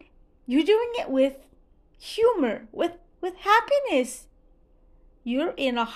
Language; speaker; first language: English; non-native, fluent; French